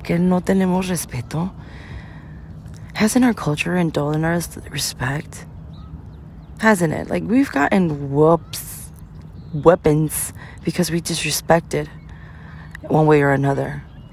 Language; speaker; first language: English; early bilingual, other home language; Spanish